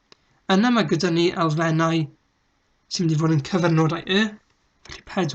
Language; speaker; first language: Welsh; native; Welsh